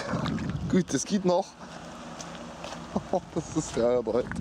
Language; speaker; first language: German; native; German